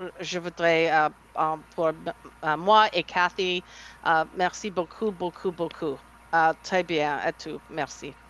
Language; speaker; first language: French; non-native, learner; English